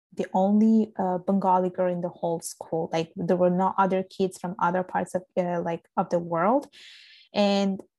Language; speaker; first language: English; non-native, fluent; Italian